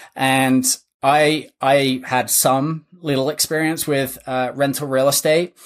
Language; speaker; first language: English; native; English